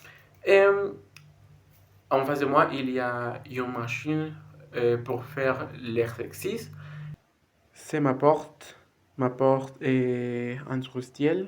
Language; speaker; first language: French; non-native, learner; Spanish